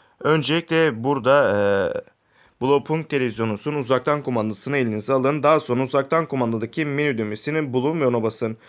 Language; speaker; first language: Turkish; native; Turkish